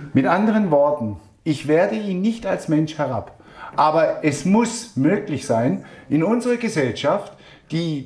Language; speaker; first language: German; native; German